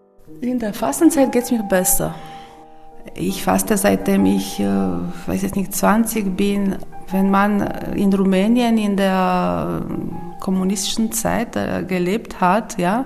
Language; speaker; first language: German; non-native, fluent; Romanian